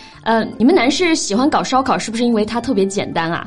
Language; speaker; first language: Chinese; native; Chinese